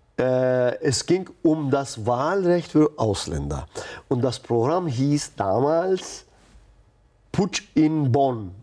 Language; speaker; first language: German; non-native, fluent; Turkish